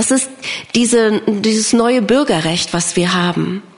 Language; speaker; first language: German; non-native, fluent; English